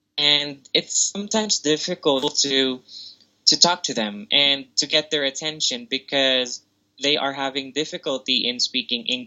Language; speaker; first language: English; non-native, local second language; Filipino